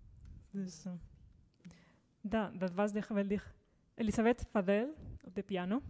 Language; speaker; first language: Dutch; non-native, fluent; Spanish